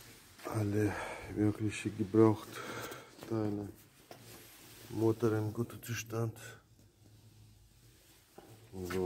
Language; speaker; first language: German; non-native, learner; Russian